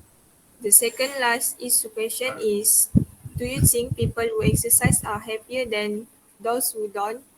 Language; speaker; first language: English; non-native, local second language; Malay